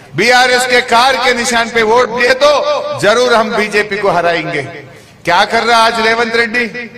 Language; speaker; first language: Hindi; non-native, local second language; Telugu